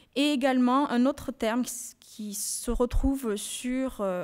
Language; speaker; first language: French; native; French